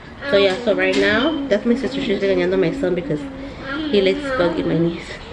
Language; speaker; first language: English; early bilingual, other home language; Spanish